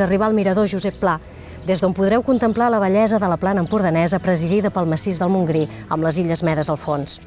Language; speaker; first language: Catalan; native; Catalan